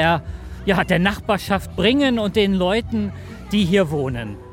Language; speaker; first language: German; native; German